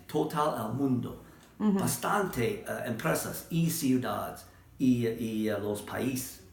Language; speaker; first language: Spanish; non-native, learner; English